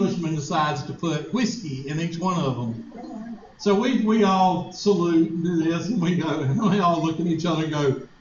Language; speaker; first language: English; native; English